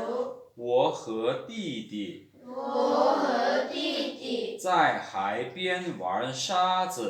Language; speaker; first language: Chinese; non-native, fluent; Lao